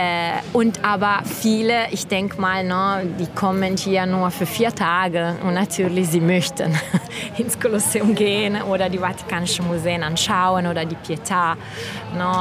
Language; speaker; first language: German; non-native, fluent; Italian